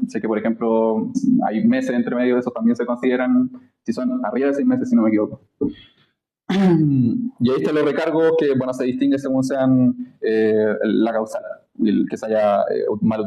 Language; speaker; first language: Spanish; native; Spanish